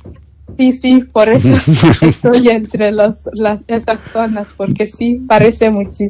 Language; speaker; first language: Spanish; non-native, learner; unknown